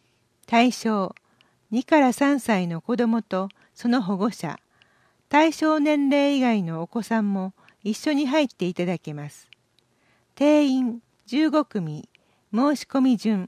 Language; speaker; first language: Japanese; native; Japanese